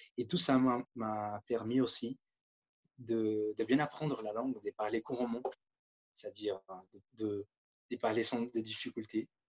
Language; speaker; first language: French; non-native, fluent; Portuguese